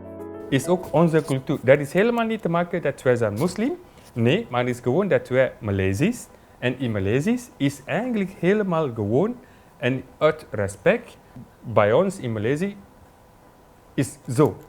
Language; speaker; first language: Dutch; non-native, learner; Malay